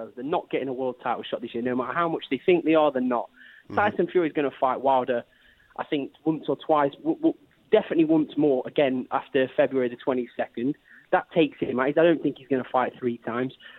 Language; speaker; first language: English; native; English